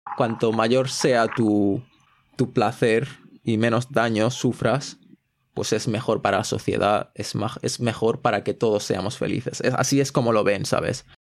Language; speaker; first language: Spanish; early bilingual, other home language; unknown